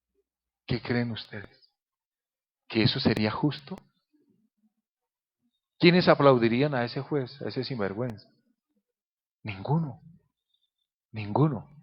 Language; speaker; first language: Spanish; native; Spanish